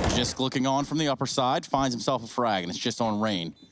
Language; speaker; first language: English; native; English